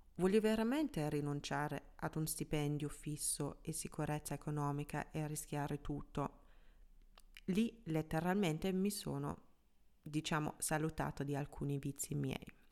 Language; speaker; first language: Italian; non-native, fluent; German